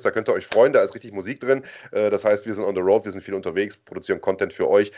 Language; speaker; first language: German; native; German